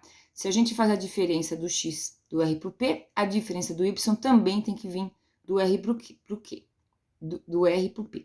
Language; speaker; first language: Portuguese; native; Portuguese